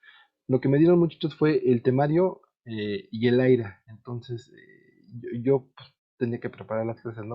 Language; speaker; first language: Spanish; native; Spanish